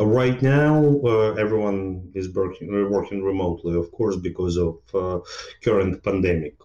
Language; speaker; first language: English; non-native, fluent; Ukrainian